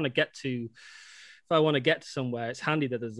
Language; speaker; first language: English; native; English